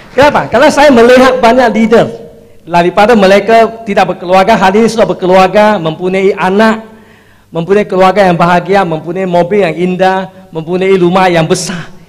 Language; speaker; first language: Indonesian; non-native, fluent; Chinese